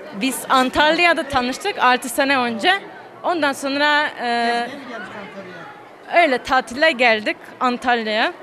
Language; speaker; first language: Turkish; non-native, learner; Czech